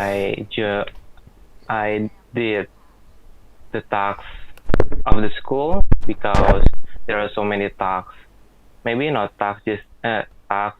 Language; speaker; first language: English; non-native, learner; Indonesian